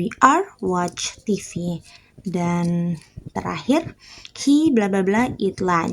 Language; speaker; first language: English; non-native, learner; Indonesian